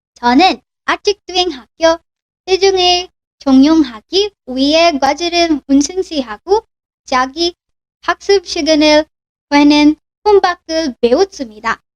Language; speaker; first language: Korean; non-native, learner; Filipino